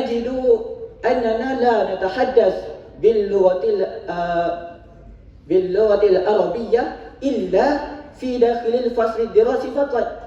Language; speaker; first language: Arabic; non-native, learner; Malay